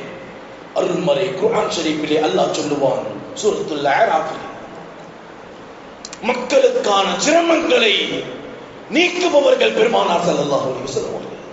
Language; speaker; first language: Tamil; native; Tamil